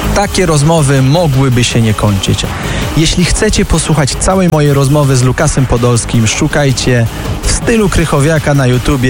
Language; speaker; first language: Polish; native; Polish